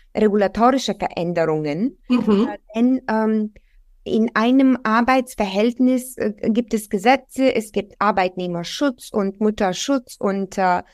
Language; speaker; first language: German; non-native, fluent; Bulgarian